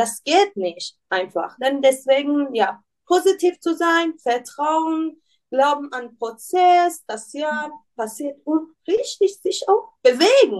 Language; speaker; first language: German; non-native, learner; Persian